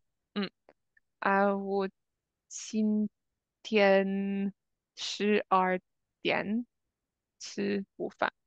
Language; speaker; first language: Chinese; non-native, learner; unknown